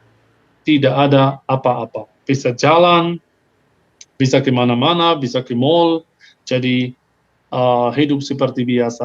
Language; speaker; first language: Indonesian; non-native, fluent; Hebrew